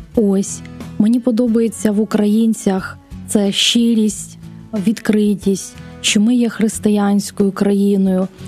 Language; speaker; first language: Ukrainian; native; Ukrainian